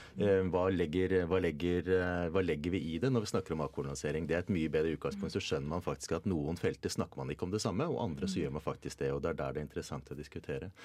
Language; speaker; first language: Norwegian; native; Norwegian